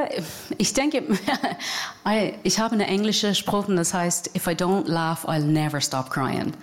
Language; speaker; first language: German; non-native, fluent; English